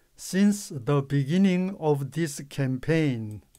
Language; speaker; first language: English; non-native, fluent; Korean